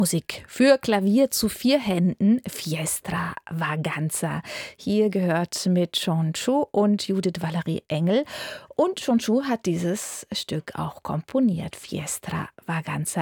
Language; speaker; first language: German; native; German